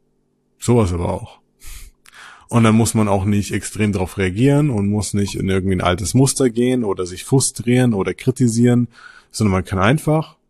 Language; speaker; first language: German; native; German